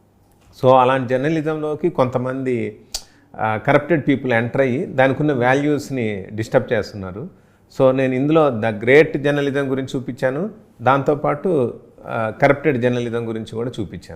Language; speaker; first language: Telugu; native; Telugu